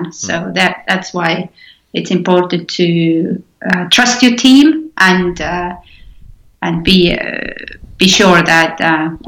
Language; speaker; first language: English; non-native, fluent; Estonian